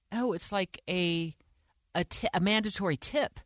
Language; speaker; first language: English; native; English